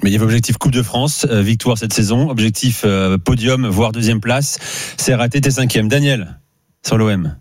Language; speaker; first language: French; native; French